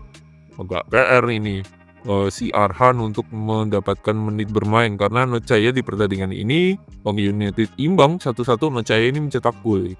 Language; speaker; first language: Indonesian; native; Indonesian